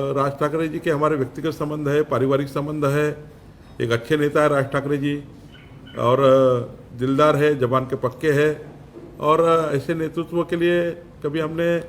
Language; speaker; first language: Hindi; non-native, local second language; Marathi